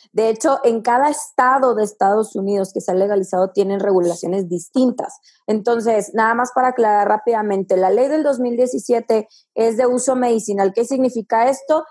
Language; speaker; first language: Spanish; native; Spanish